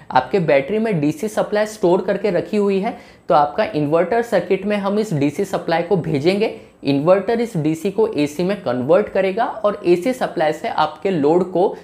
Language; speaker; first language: Hindi; native; Hindi